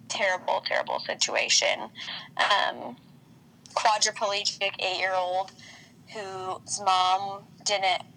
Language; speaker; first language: English; native; English